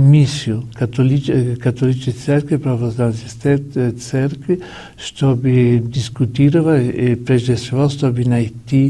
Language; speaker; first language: Russian; non-native, learner; Italian